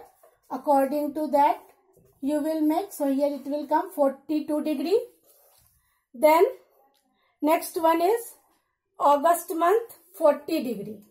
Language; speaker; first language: English; non-native, local second language; Hindi